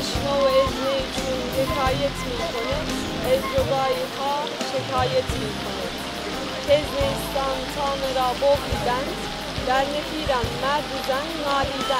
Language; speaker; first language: Persian; non-native, learner; Arabic